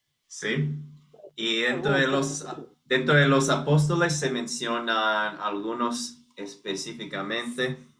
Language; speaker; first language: Spanish; non-native, fluent; English